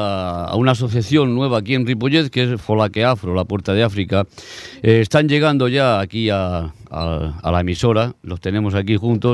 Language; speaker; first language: Spanish; native; Spanish